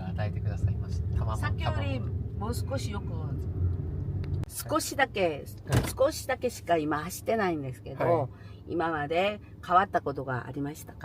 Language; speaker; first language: Japanese; non-native, local second language; Korean